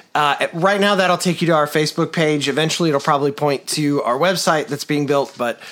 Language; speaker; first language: English; native; English